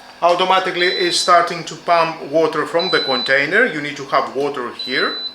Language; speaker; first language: English; non-native, fluent; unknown